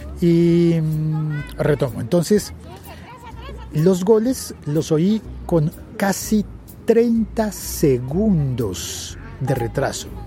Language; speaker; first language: Spanish; native; Spanish